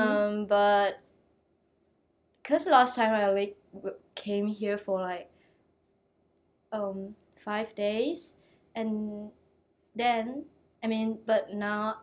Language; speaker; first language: English; non-native, local second language; Chinese